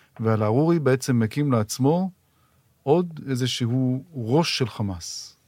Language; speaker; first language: Hebrew; native; Hebrew